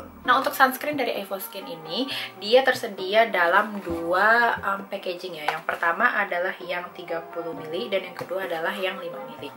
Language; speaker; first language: Indonesian; native; Indonesian